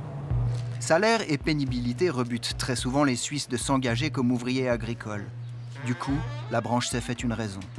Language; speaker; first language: French; native; French